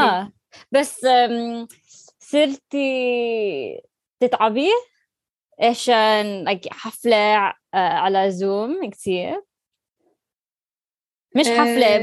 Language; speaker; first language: Arabic; non-native, learner; English